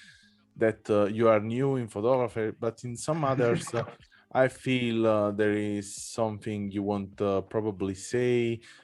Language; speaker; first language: English; non-native, fluent; Italian